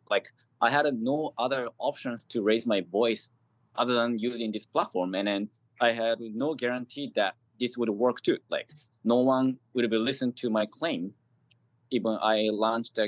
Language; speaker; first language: English; non-native, fluent; Japanese